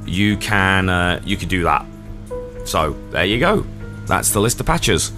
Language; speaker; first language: English; native; English